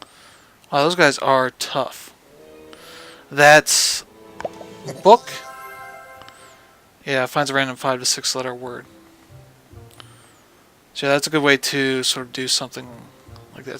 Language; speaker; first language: English; native; English